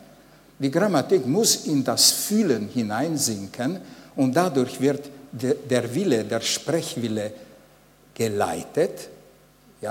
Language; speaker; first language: German; non-native, fluent; Hungarian